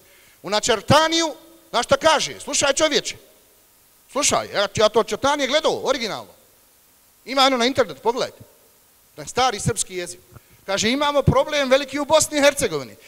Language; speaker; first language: Serbian; native; Serbian